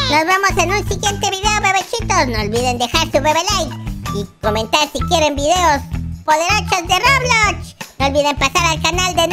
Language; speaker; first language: Spanish; native; Spanish